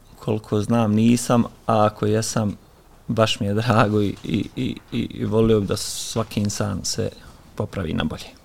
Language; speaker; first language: Bosnian; native; Bosnian